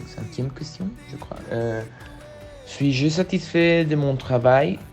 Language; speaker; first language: French; non-native, learner; Spanish